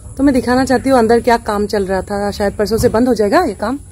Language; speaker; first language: Hindi; native; Hindi